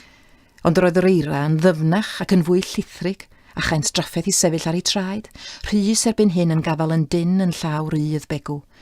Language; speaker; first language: Welsh; native; Welsh